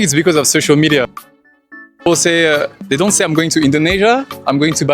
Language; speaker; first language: English; non-native, fluent; French